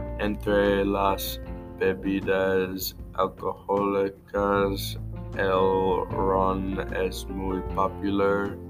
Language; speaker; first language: Spanish; non-native, learner; English